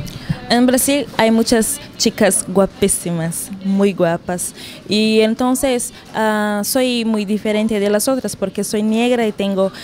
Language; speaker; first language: Spanish; non-native, learner; Portuguese